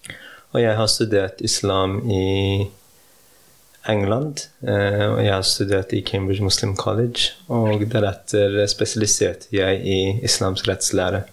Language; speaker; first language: Norwegian; early bilingual, heritage; Norwegian